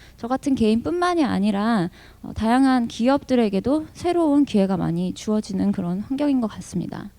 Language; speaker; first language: Korean; early bilingual, heritage; Korean